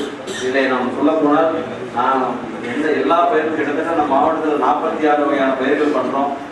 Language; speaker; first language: Tamil; native; Tamil